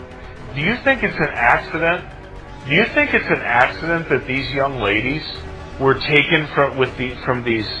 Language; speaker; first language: English; native; English